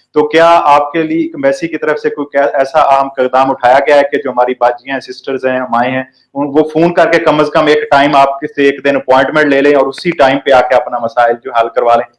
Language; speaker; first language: Urdu; non-native, local second language; Punjabi